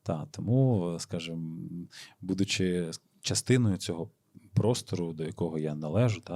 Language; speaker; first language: Ukrainian; native; Ukrainian